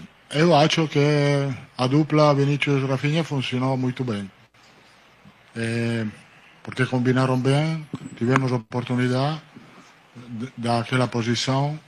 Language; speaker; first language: Portuguese; non-native, learner; Italian